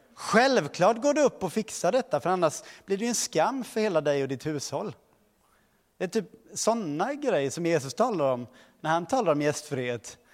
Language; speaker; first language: Swedish; early bilingual, other home language; Portuguese